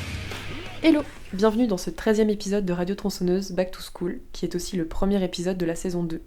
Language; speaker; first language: French; native; French